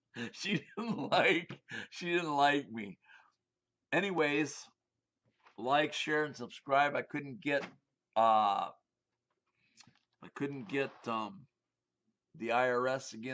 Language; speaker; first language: English; native; English